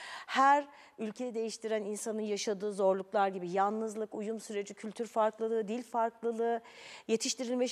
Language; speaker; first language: Turkish; native; Turkish